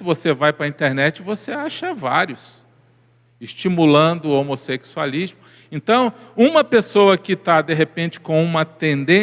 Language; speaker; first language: Portuguese; native; Portuguese